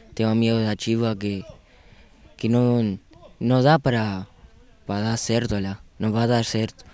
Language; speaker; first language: Portuguese; non-native, learner; Spanish